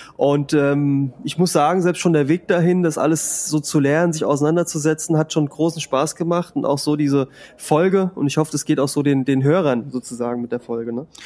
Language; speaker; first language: German; early bilingual, other home language; Spanish